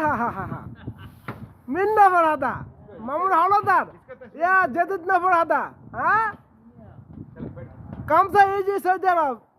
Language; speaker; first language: Arabic; non-native, learner; Bangla